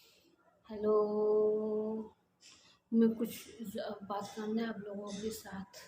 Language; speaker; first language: Hindi; non-native, learner; Tibetan